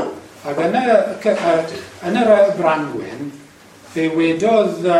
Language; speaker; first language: Welsh; native; Welsh